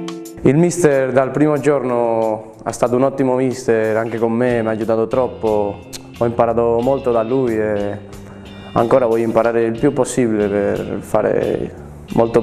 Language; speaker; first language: Italian; non-native, fluent; Spanish